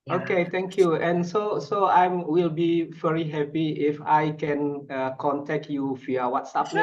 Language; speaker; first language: English; non-native, fluent; Indonesian